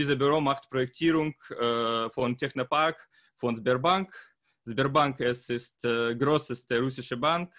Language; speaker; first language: German; non-native, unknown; Russian